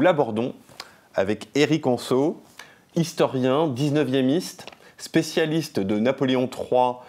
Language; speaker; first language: French; native; French